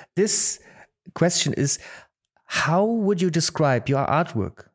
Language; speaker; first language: English; non-native, fluent; Polish